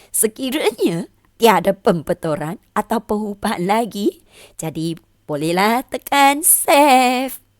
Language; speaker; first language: Malay; non-native, local second language; Chinese